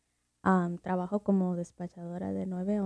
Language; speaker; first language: Spanish; early bilingual, heritage; Spanish